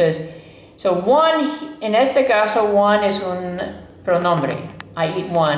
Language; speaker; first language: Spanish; non-native, fluent; English